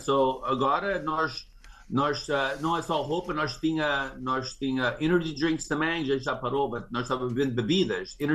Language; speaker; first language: Portuguese; early bilingual, heritage; English